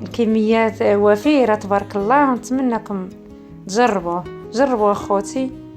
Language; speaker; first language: Arabic; native; Arabic